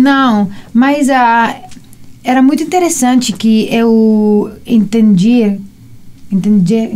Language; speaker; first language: Portuguese; non-native, learner; Italian